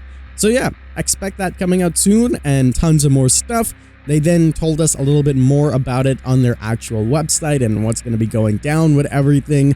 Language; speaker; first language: English; native; English